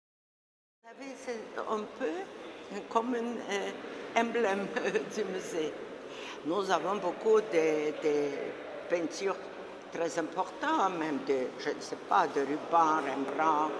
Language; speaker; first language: French; non-native, fluent; Russian